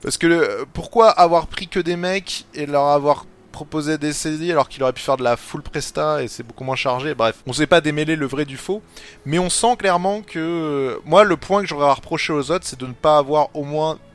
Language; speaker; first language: French; native; French